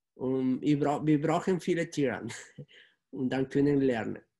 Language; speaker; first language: German; non-native, fluent; Spanish